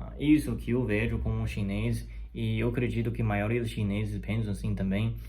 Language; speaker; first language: Portuguese; non-native, fluent; Chinese